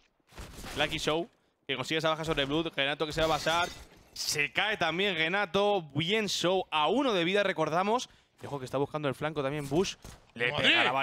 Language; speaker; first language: Spanish; native; Spanish